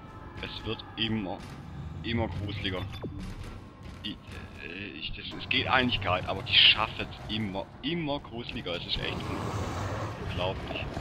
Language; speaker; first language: German; native; German